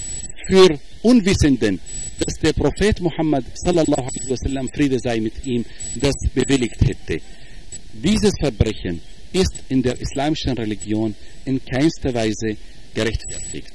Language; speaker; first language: German; non-native, fluent; Arabic